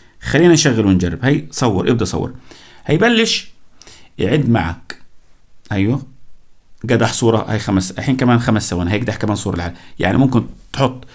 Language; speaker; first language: Arabic; native; Arabic